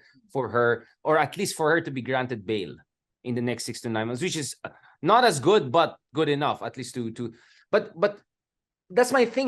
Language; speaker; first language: English; non-native, local second language; Filipino